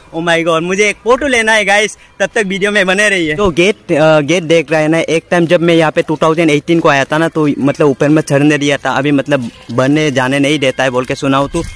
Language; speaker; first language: Hindi; non-native, local second language; Assamese